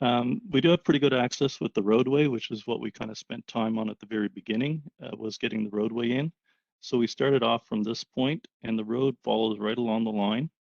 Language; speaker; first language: English; native; English